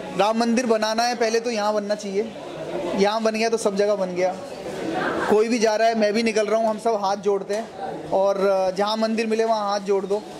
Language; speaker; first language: Hindi; native; Hindi